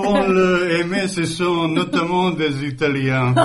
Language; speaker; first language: French; non-native, fluent; Croatian